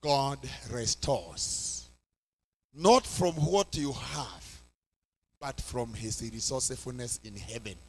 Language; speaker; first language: English; non-native, local second language; Swahili